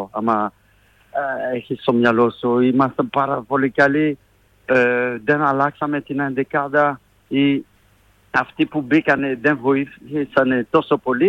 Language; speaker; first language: Greek; non-native, fluent; French